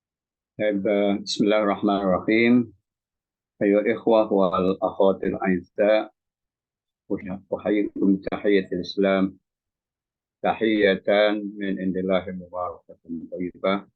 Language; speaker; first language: Arabic; non-native, fluent; Indonesian